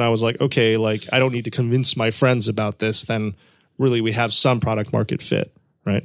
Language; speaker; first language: English; native; English